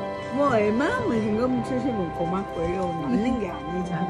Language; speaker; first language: Korean; native; Korean